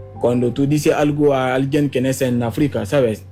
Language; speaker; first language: Spanish; non-native, learner; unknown